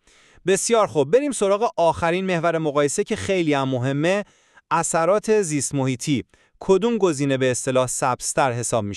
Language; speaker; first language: Persian; native; Persian